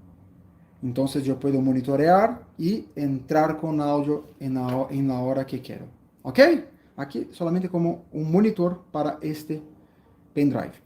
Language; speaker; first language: Spanish; non-native, fluent; Portuguese